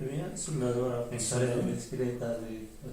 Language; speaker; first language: Spanish; early bilingual, other home language; Arabic